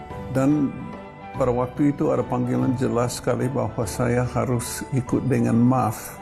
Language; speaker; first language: Indonesian; non-native, fluent; English